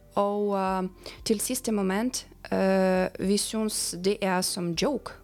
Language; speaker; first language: Danish; non-native, fluent; Ukrainian